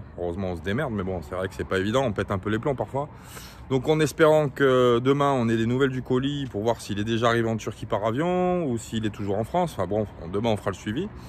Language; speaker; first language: French; native; French